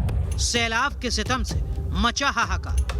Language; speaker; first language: Hindi; native; Hindi